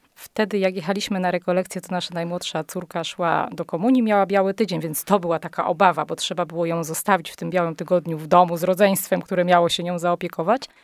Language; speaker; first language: Polish; native; Polish